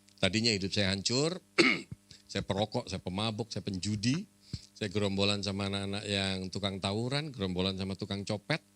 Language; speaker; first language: Indonesian; native; Indonesian